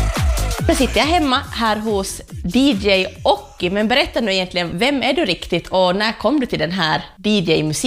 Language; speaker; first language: Swedish; native; Swedish